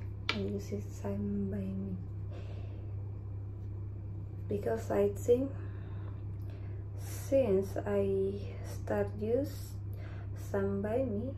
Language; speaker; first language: English; non-native, learner; Indonesian